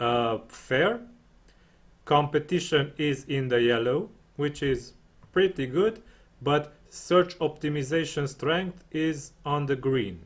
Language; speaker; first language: English; non-native, fluent; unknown